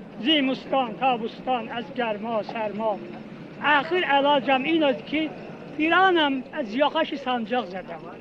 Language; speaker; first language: Persian; non-native, local second language; Azerbaijani